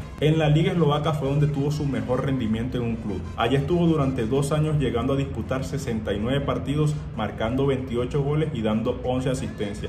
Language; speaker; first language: Spanish; native; Spanish